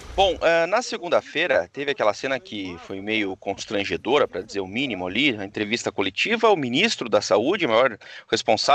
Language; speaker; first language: Portuguese; native; Portuguese